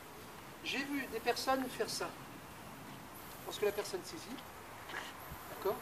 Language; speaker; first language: French; native; French